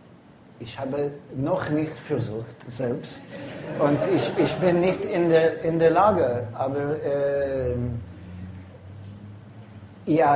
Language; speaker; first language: German; non-native, fluent; English